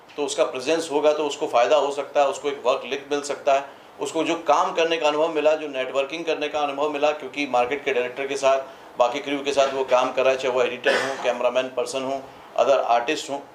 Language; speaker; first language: Hindi; native; Hindi